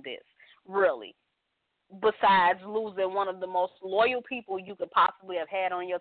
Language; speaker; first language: English; native; English